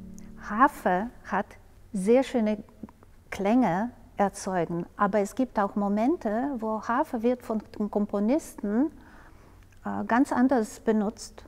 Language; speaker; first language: German; non-native, fluent; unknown